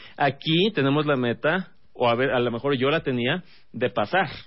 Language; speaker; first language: Spanish; native; Spanish